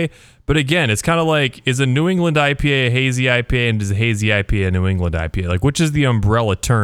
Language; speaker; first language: English; native; English